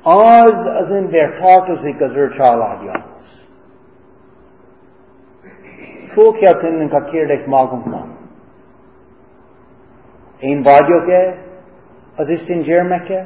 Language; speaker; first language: Hungarian; non-native, fluent; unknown